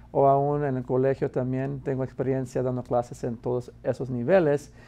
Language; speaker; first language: Spanish; non-native, fluent; English